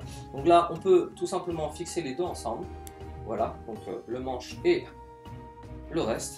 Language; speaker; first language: French; native; French